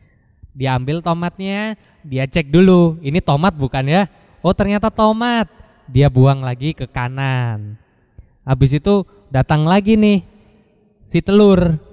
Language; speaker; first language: Indonesian; native; Indonesian